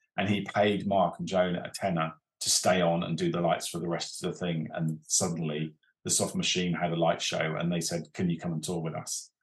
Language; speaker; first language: English; native; English